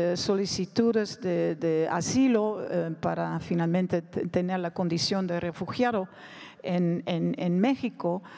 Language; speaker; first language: Spanish; non-native, fluent; Dutch